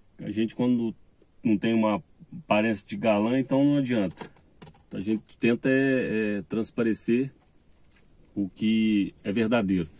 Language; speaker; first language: Portuguese; native; Portuguese